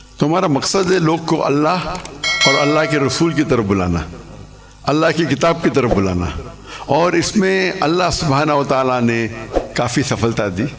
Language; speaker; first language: Urdu; non-native, local second language; English